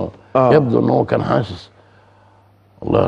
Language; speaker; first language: Arabic; native; Arabic